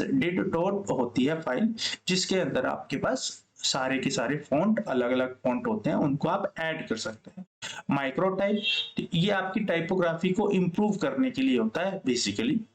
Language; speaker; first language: Hindi; native; Hindi